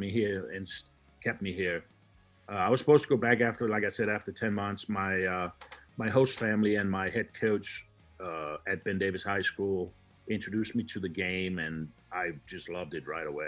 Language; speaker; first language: English; non-native, fluent; Danish